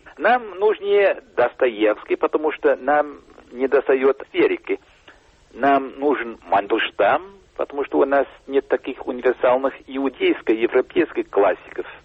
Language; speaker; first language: Russian; non-native, fluent; English